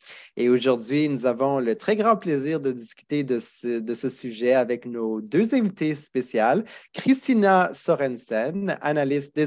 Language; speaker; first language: French; native; French